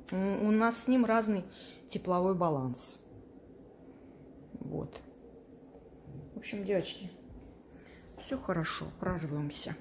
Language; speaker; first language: Russian; native; Russian